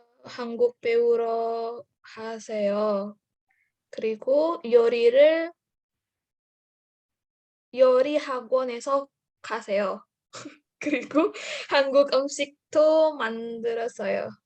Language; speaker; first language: Korean; non-native, learner; Indonesian